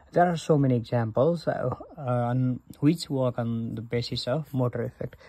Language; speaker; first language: English; non-native, local second language; Nepali